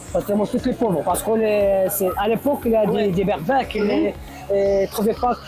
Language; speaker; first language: French; non-native, local second language; Berber languages